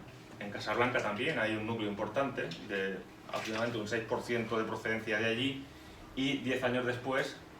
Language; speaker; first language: Spanish; native; Spanish